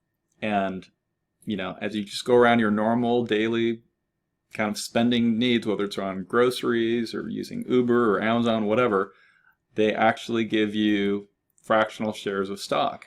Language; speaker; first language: English; native; English